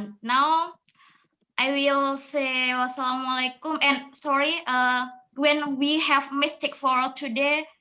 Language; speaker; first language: English; non-native, learner; Indonesian